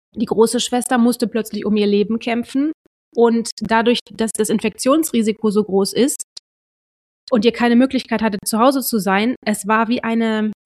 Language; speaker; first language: German; native; German